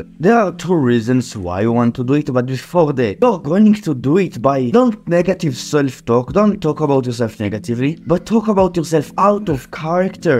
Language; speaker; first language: English; non-native, fluent; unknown